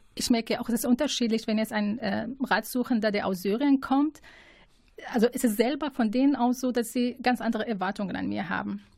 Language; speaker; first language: German; non-native, fluent; Arabic